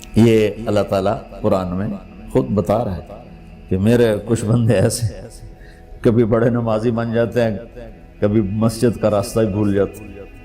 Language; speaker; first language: Urdu; non-native, local second language; Punjabi